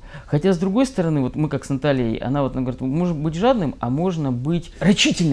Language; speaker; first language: Russian; native; Russian